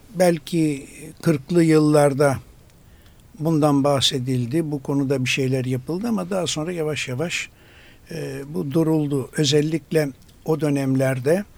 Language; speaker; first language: Turkish; non-native, local second language; Greek